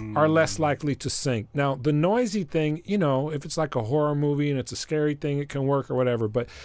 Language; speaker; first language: English; native; English